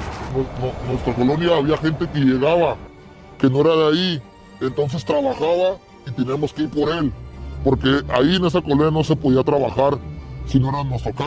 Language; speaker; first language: Spanish; native; Spanish